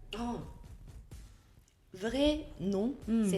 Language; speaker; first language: French; non-native, learner; Korean